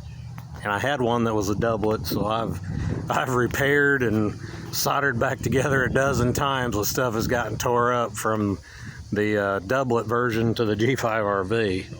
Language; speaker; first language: English; native; English